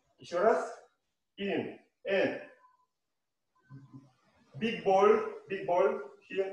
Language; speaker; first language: English; non-native, learner; Russian